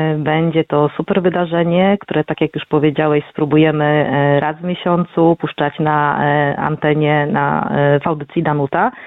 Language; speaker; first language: Polish; native; Polish